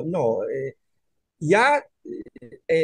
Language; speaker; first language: Spanish; non-native, fluent; French